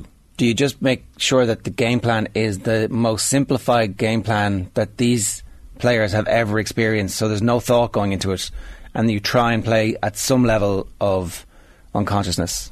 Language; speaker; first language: English; native; English